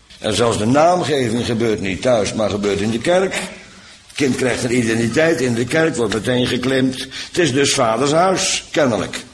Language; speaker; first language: Dutch; native; Dutch